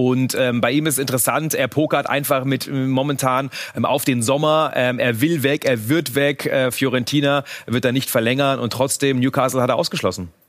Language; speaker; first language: German; native; German